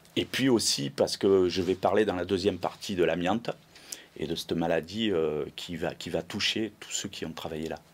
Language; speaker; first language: French; native; French